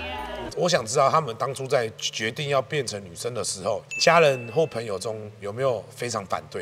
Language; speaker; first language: Chinese; native; Chinese